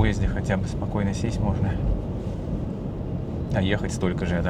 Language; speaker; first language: Russian; native; Russian